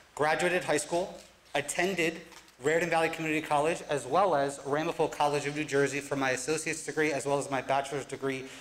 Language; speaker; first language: English; native; English